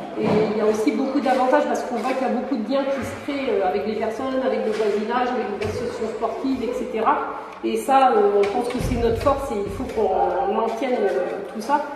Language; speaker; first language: French; native; French